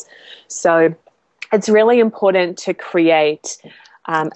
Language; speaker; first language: English; native; English